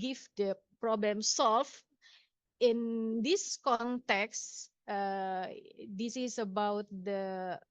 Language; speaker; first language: English; non-native, local second language; Indonesian